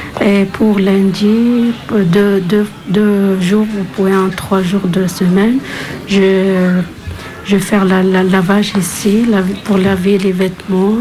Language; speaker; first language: French; non-native, learner; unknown